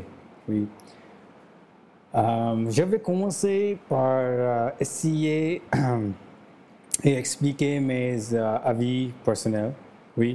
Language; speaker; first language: French; non-native, learner; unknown